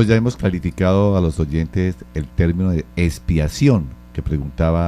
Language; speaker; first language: Spanish; native; Spanish